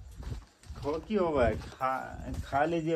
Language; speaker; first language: Hindi; native; Hindi